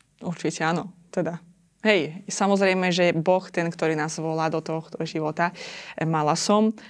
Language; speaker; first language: Slovak; non-native, fluent; Azerbaijani